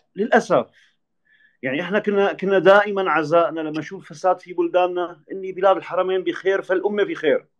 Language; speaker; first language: Arabic; native; Arabic